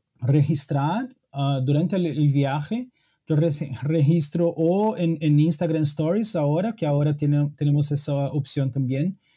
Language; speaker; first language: Spanish; non-native, fluent; Portuguese